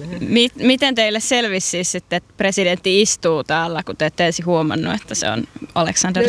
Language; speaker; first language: Finnish; native; Finnish